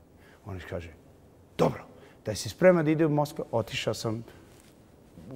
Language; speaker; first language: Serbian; early bilingual, heritage; English